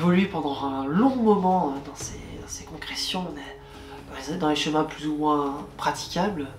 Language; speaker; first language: French; native; French